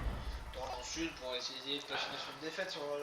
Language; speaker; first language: French; native; French